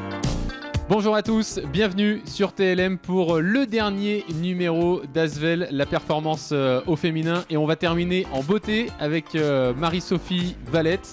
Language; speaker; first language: French; native; French